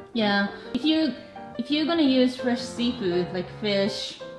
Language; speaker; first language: English; non-native, fluent; Japanese